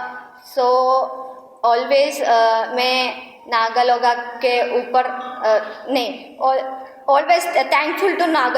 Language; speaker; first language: Hindi; non-native, local second language; Malayalam